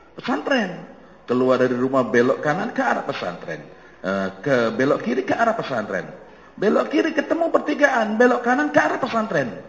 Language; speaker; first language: Indonesian; non-native, local second language; Javanese